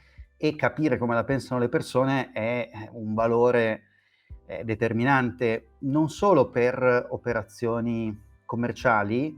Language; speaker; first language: Italian; native; Italian